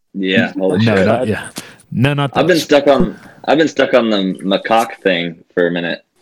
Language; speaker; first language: English; native; English